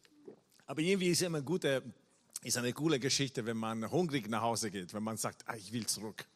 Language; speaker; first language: German; non-native, fluent; Italian